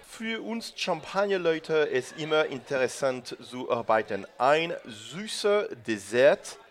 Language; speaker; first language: German; non-native, learner; French